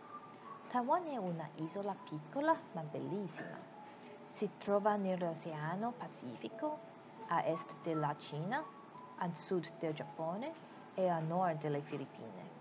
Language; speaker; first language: Italian; non-native, learner; Chinese